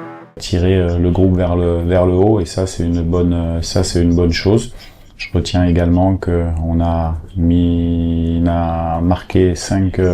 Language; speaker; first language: French; native; French